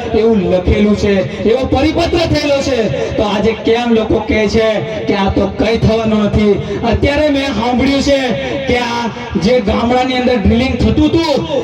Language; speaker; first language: Gujarati; non-native, local second language; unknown